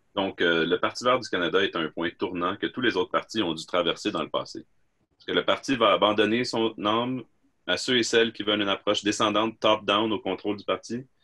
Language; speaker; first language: French; native; French